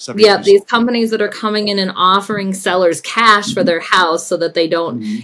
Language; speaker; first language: English; native; English